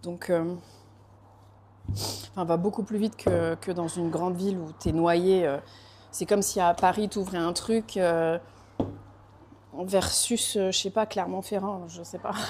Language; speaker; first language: French; early bilingual, other home language; Portuguese